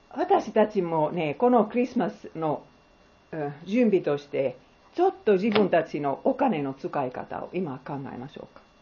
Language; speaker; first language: Japanese; non-native, fluent; Finnish